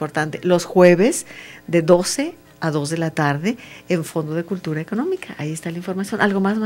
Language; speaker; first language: Spanish; native; Spanish